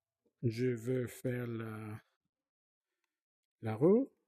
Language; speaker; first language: French; non-native, fluent; Spanish